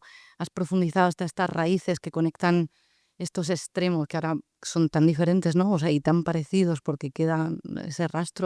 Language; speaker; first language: Spanish; native; Spanish